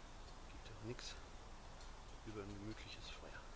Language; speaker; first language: German; native; German